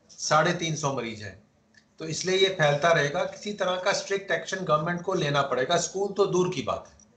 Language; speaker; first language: Hindi; native; Hindi